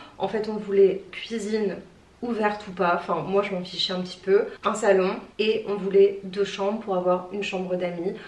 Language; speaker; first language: French; native; French